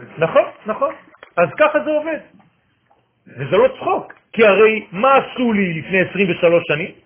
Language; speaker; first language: Hebrew; non-native, fluent; French